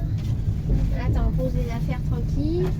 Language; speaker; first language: French; native; French